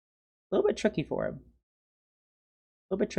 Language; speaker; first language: English; native; English